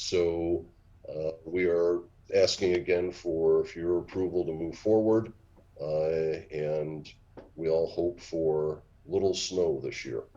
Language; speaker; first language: English; native; English